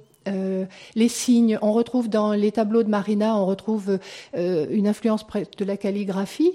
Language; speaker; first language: French; native; French